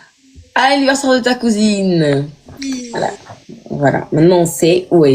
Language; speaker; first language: French; native; French